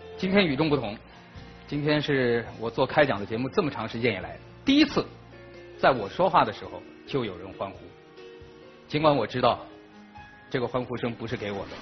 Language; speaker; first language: Chinese; native; Chinese